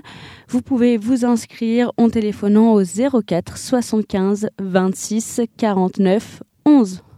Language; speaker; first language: French; native; French